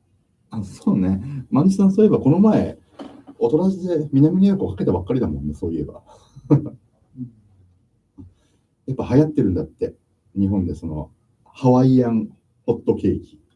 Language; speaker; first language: Japanese; native; Japanese